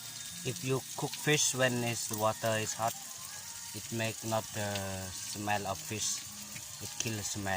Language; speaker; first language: English; non-native, learner; Lao